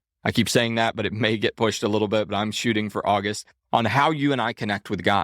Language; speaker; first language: English; native; English